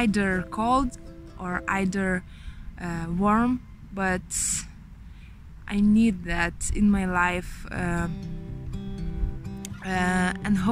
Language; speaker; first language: English; non-native, learner; Lithuanian